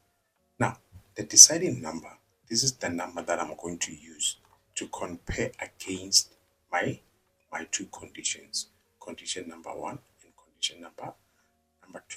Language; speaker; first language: English; non-native, local second language; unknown